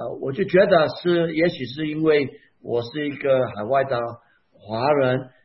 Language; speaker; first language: Chinese; non-native, local second language; Hakka Chinese